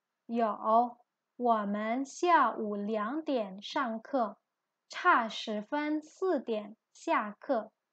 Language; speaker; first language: Chinese; non-native, fluent; Indonesian